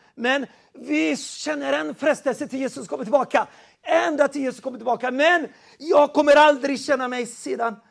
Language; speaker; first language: Swedish; non-native, fluent; Portuguese